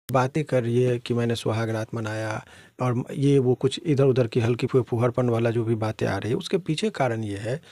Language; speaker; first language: Hindi; native; Hindi